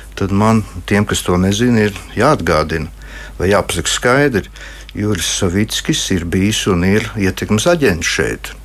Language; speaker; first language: Latvian; native; Latvian